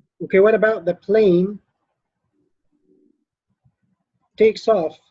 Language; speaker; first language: English; non-native, fluent; Arabic